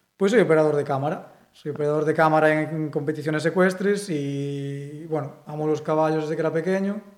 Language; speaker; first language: Spanish; non-native, local second language; Galician